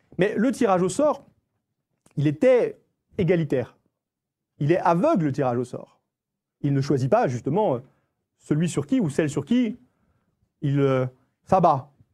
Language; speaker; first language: French; native; French